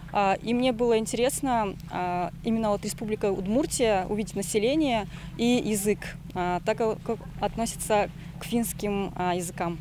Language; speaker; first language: Russian; non-native, learner; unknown